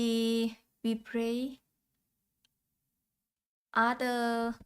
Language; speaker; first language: English; non-native, learner; Thai